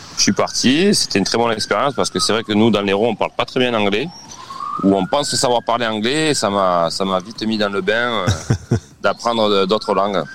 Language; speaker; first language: French; native; French